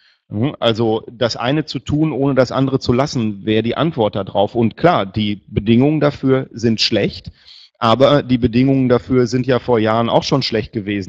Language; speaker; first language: German; native; German